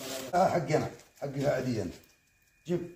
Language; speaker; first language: Arabic; non-native, learner; Bangla